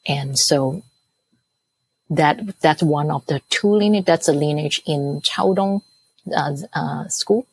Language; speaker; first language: English; non-native, local second language; Cantonese